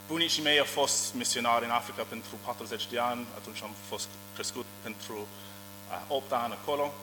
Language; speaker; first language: Romanian; non-native, learner; English